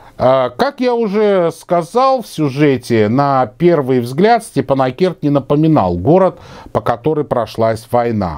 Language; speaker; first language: Russian; native; Russian